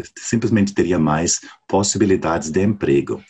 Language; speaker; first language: Portuguese; non-native, fluent; German